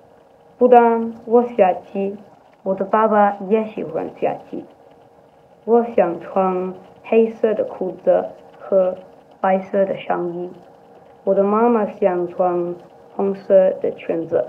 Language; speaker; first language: Chinese; non-native, learner; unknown